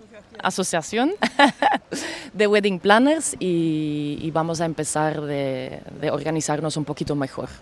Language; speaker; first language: Spanish; non-native, fluent; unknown